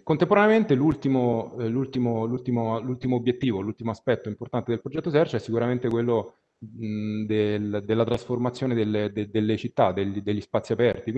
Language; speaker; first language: Italian; native; Italian